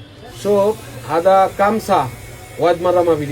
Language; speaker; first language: Arabic; non-native, learner; Bangla